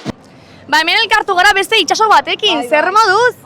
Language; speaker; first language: Basque; native; Basque